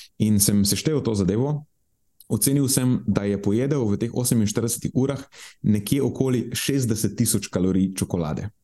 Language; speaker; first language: Slovenian; non-native, local second language; Serbian